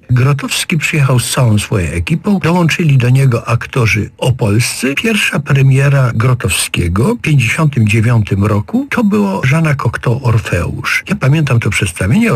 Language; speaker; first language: Polish; native; Polish